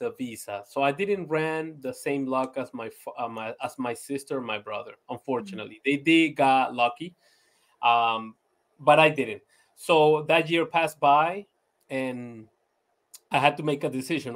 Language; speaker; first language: English; non-native, fluent; Spanish